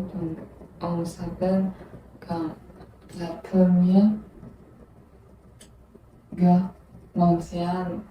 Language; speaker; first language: French; non-native, learner; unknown